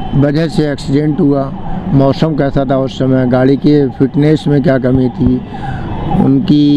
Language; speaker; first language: Hindi; native; Hindi